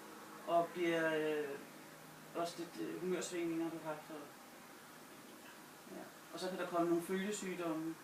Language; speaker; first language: Danish; native; Danish